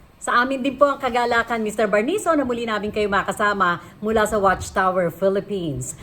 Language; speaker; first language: Filipino; native; Filipino